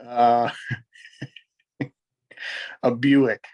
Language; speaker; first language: English; native; English